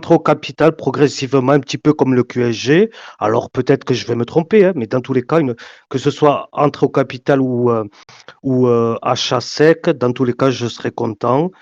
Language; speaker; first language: French; native; French